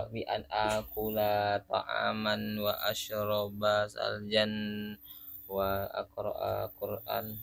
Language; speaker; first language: Arabic; non-native, learner; Indonesian